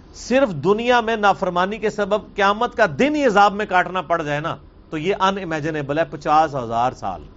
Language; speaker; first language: Urdu; non-native, local second language; Punjabi